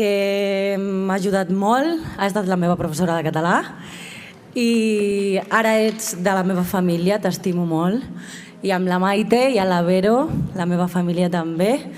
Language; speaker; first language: Catalan; non-native, local second language; Spanish